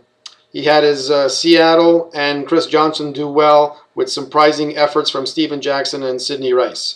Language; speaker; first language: English; native; English